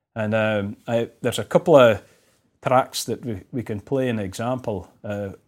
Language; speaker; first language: English; native; English